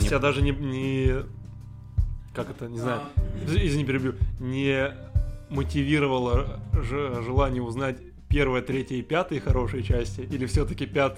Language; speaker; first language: Russian; native; Russian